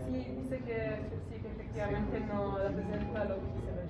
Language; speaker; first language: Spanish; non-native, fluent; Italian